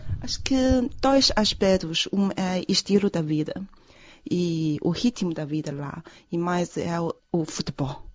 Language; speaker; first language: Portuguese; non-native, fluent; Chinese